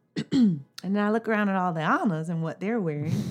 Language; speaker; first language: English; native; English